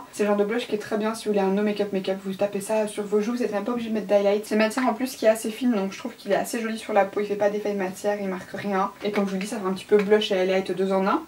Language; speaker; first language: French; native; French